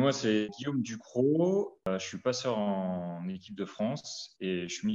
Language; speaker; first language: French; native; French